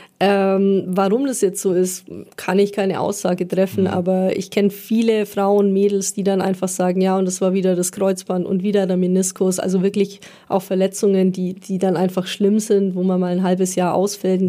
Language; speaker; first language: German; native; German